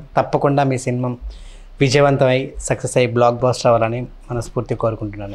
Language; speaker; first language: Telugu; native; Telugu